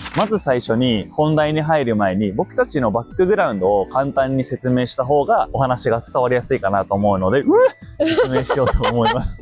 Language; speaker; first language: Japanese; native; Japanese